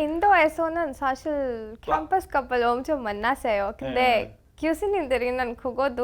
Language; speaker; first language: Korean; non-native, learner; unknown